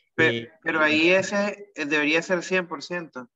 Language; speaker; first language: Spanish; native; Spanish